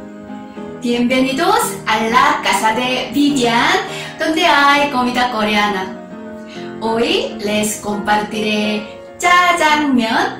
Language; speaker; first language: Spanish; non-native, fluent; Korean